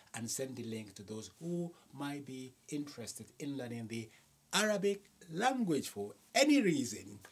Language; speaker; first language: English; non-native, local second language; Yoruba